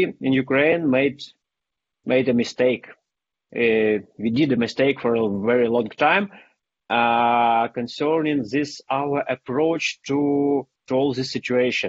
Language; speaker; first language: English; non-native, fluent; Ukrainian